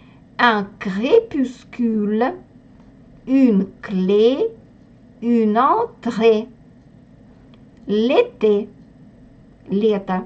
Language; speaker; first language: French; non-native, fluent; Russian